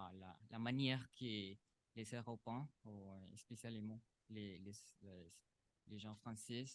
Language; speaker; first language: French; non-native, learner; Spanish